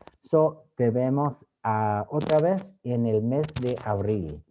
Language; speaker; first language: Spanish; early bilingual, other home language; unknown